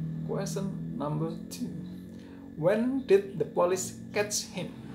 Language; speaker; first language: English; non-native, fluent; Indonesian